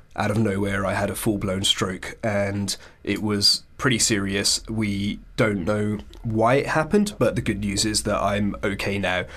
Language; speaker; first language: English; early bilingual, other home language; Hindi